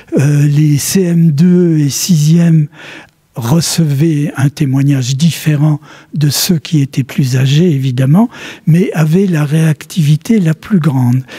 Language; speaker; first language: French; early bilingual, other home language; Polish